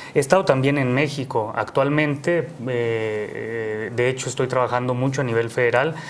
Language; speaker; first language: Spanish; native; Spanish